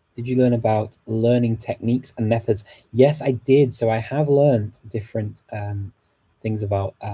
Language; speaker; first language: English; native; English